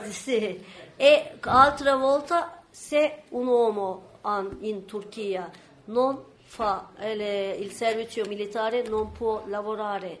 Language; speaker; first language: Italian; non-native, learner; Kurdish